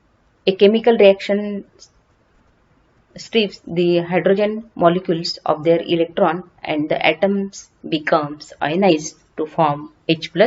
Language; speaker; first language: English; non-native, local second language; Marathi